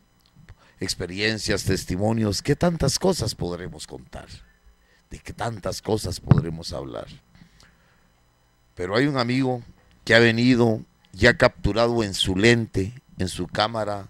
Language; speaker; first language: Spanish; native; Spanish